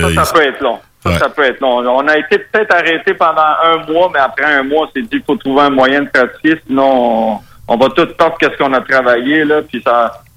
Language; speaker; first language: French; non-native, local second language; Spanish